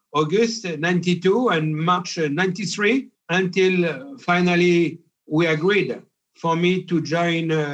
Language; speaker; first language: English; non-native, fluent; French